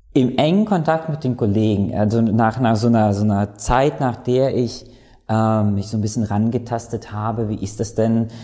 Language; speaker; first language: German; non-native, fluent; Latvian